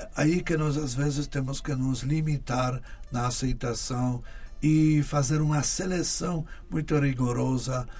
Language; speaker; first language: Portuguese; non-native, fluent; Polish